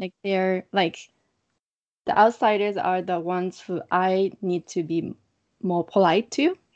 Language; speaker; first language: English; non-native, fluent; Japanese